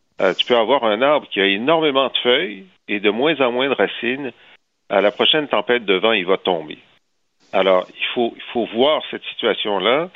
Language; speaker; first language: French; native; French